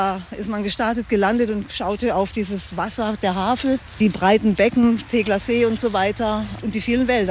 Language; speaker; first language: German; native; German